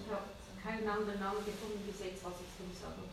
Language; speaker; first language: German; non-native, fluent; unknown